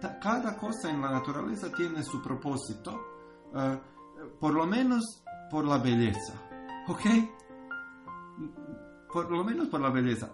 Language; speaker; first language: Spanish; non-native, learner; Croatian